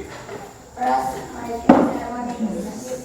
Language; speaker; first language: English; non-native, learner; Indonesian